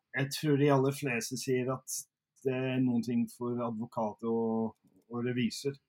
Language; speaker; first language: Norwegian; non-native, fluent; English